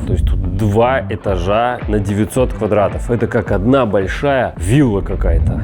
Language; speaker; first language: Russian; native; Russian